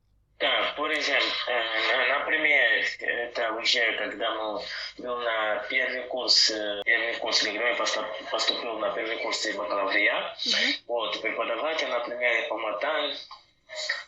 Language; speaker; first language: Russian; non-native, learner; Portuguese